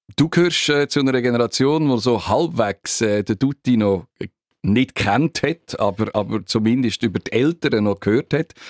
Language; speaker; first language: German; native; German